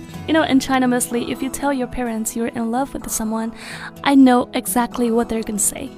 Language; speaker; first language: English; non-native, fluent; Chinese